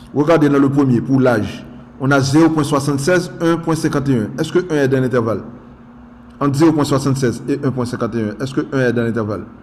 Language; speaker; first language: French; non-native, local second language; Haitian Creole